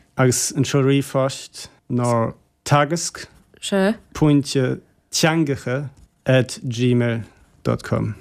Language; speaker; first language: Irish; non-native, fluent; German